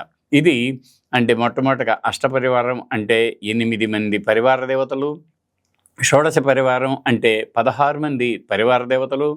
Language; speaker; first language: Telugu; native; Telugu